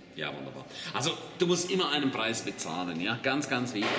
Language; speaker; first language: German; native; German